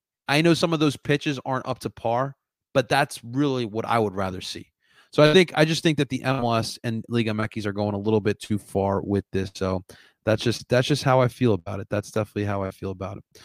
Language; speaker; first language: English; native; English